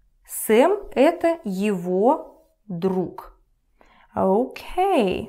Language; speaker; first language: Russian; non-native, learner; English